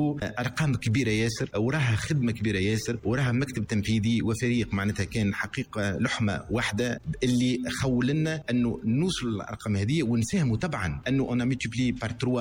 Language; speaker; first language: Arabic; native; Arabic